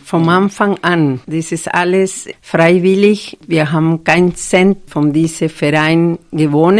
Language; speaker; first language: German; non-native, fluent; Spanish